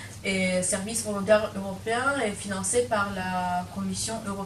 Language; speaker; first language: French; non-native, fluent; Lithuanian